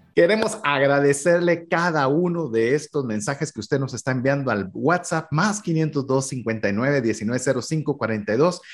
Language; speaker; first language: Spanish; native; Spanish